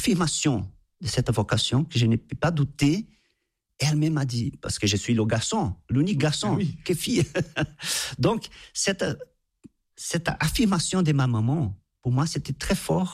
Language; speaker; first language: French; non-native, fluent; Portuguese